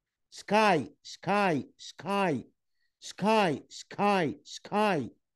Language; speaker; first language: English; non-native, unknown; Arabic